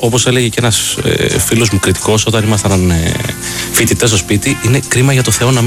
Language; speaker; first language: Greek; native; Greek